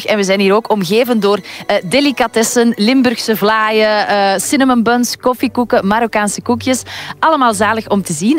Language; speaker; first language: Dutch; native; Dutch